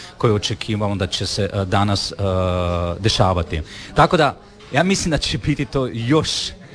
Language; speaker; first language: Croatian; non-native, fluent; Romanian